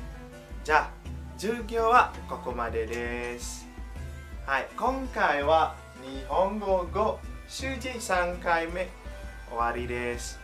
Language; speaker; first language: Japanese; non-native, fluent; Indonesian